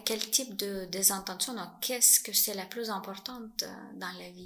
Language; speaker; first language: French; non-native, fluent; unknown